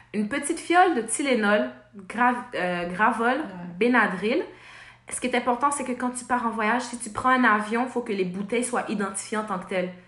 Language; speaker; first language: French; native; French